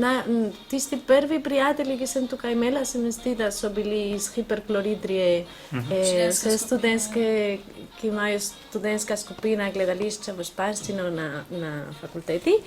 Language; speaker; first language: Slovenian; non-native, fluent; Spanish